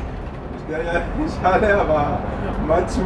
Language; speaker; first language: German; non-native, learner; Arabic